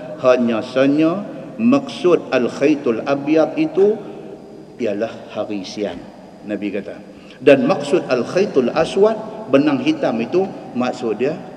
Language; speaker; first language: Malay; native; Malay